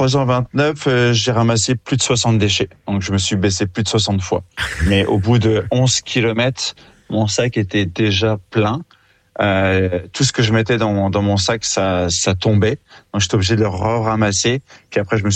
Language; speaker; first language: French; native; French